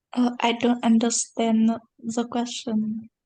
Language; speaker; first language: English; non-native, learner; Vietnamese